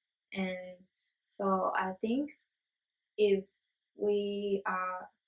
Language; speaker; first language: English; non-native, learner; Chinese